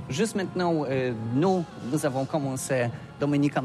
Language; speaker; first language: French; non-native, learner; Polish